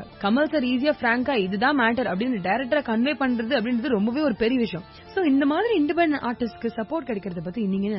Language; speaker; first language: Tamil; native; Tamil